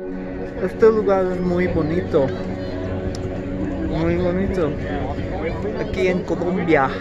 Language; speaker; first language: Spanish; non-native, learner; English